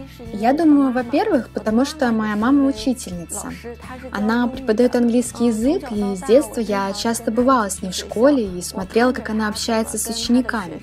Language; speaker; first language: Russian; non-native, fluent; Chinese